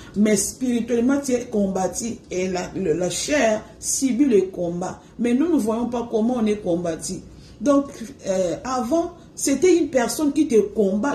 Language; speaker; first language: French; non-native, local second language; Lingala